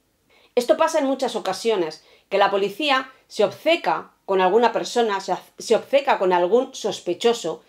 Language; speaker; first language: Spanish; native; Spanish